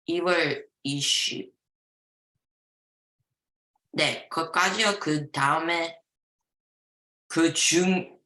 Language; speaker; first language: Korean; early bilingual, heritage; Korean